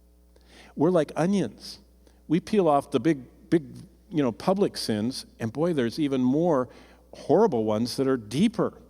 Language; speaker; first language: English; native; English